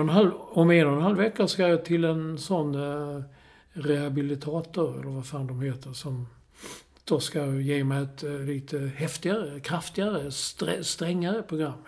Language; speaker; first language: Swedish; native; Swedish